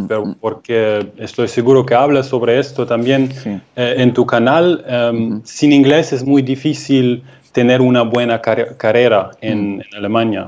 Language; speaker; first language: Spanish; non-native, fluent; German